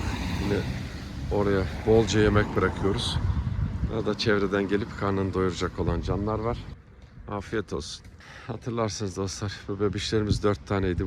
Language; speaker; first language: Turkish; native; Turkish